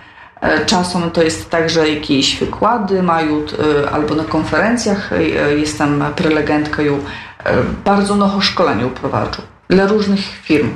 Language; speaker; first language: Polish; non-native, local second language; Belarusian